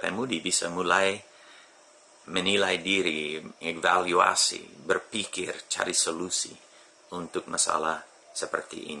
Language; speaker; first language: Indonesian; non-native, fluent; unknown